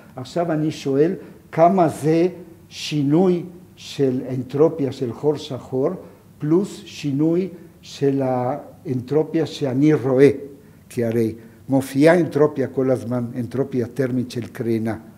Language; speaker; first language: Hebrew; non-native, fluent; Yiddish